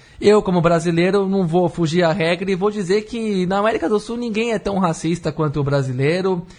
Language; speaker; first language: Portuguese; native; Portuguese